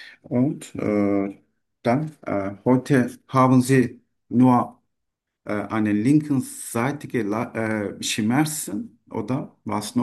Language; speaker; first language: German; non-native, learner; Turkish